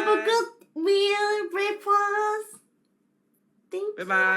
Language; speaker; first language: English; non-native, learner; Korean